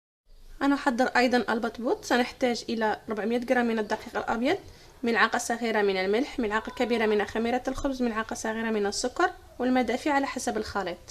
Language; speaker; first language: Arabic; native; Arabic